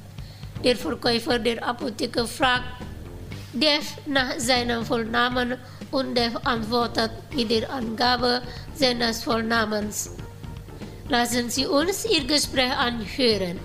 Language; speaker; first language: German; non-native, fluent; Indonesian